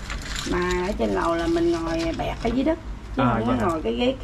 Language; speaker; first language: Vietnamese; native; Vietnamese